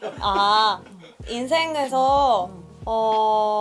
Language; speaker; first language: Korean; non-native, fluent; Spanish